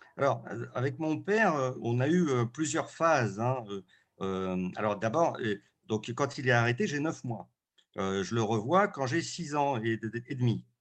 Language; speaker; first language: French; early bilingual, other home language; Russian